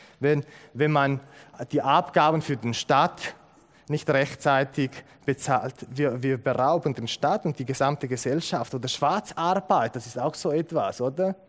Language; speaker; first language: German; non-native, fluent; Romanian